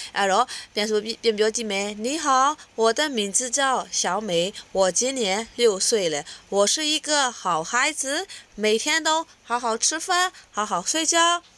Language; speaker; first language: Chinese; non-native, fluent; Burmese